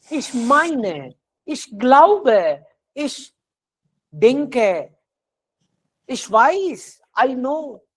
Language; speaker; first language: German; non-native, fluent; Hindi